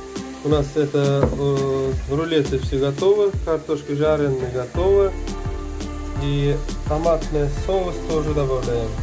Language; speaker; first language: Russian; non-native, local second language; Uzbek